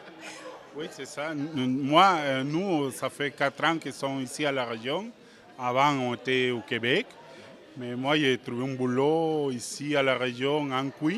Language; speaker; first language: French; non-native, fluent; Spanish